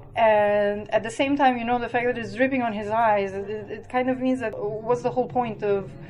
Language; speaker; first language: English; non-native, fluent; Romanian